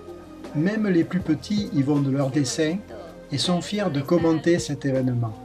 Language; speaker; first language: French; native; French